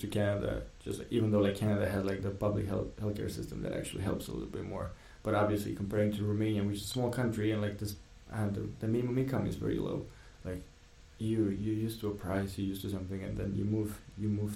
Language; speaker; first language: English; non-native, fluent; Romanian